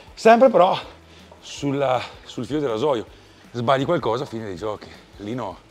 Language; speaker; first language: Italian; non-native, local second language; Venetian